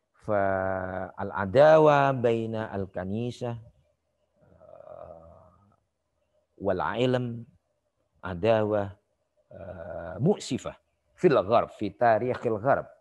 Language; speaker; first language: Arabic; non-native, fluent; Indonesian